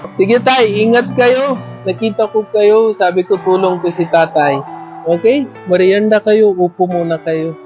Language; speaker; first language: Filipino; non-native, fluent; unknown